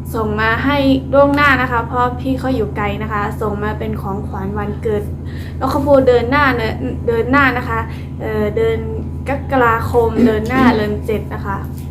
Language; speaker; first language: Thai; non-native, local second language; Khün